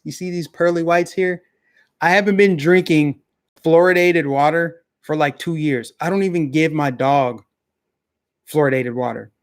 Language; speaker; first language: English; native; English